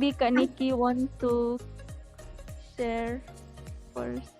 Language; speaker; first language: English; non-native, learner; Indonesian